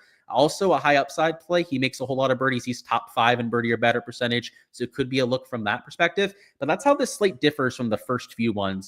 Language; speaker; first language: English; native; English